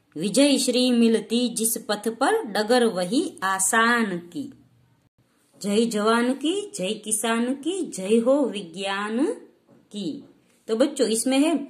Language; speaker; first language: Hindi; non-native, local second language; Gujarati